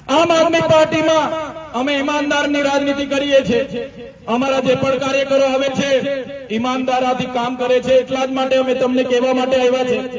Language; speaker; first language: Gujarati; non-native, local second language; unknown